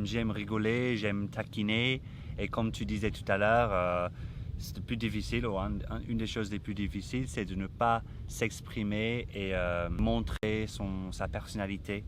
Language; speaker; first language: French; non-native, fluent; English